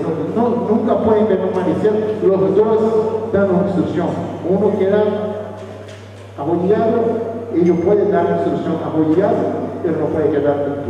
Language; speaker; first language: Spanish; non-native, fluent; Portuguese